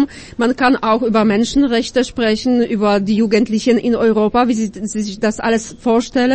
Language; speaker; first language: German; non-native, fluent; Polish